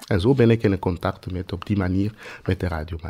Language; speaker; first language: Dutch; non-native, fluent; Swahili